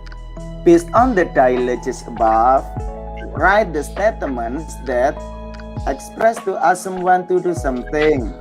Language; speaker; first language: English; non-native, fluent; Indonesian